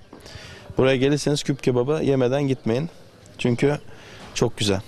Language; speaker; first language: Turkish; native; Turkish